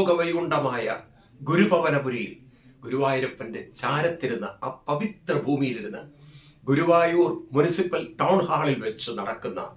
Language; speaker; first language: Malayalam; native; Malayalam